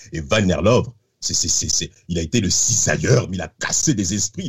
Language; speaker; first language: French; native; French